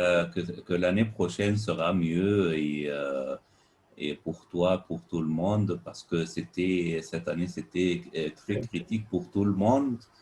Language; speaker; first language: French; non-native, fluent; Arabic